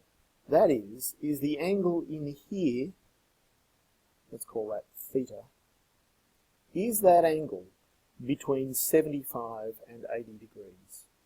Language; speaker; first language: English; native; English